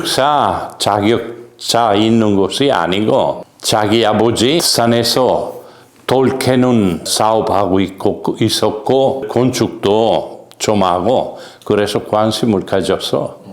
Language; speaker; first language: Korean; non-native, fluent; Italian